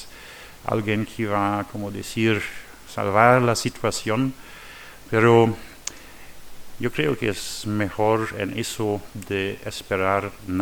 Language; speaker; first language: Spanish; non-native, learner; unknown